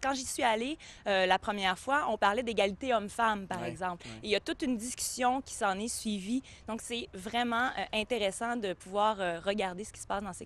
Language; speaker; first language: French; native; French